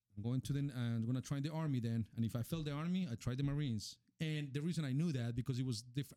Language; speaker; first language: English; non-native, fluent; Spanish